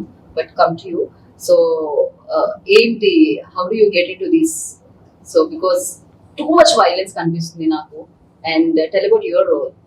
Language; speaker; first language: Telugu; native; Telugu